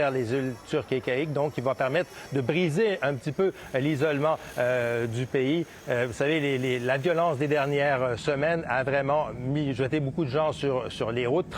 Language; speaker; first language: French; native; French